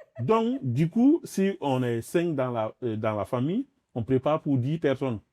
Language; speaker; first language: French; non-native, local second language; Dyula